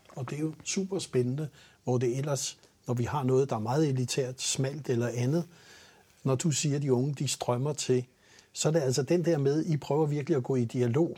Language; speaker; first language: Danish; native; Danish